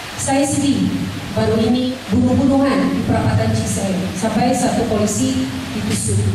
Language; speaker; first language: Indonesian; non-native, fluent; English